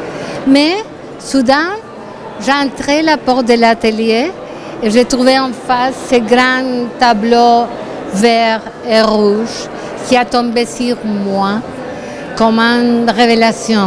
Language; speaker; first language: French; non-native, fluent; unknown